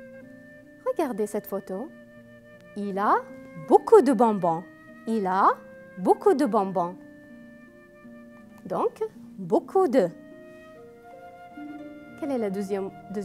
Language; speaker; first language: French; non-native, fluent; Arabic